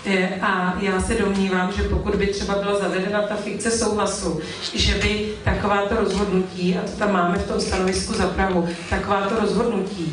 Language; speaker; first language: Czech; native; Czech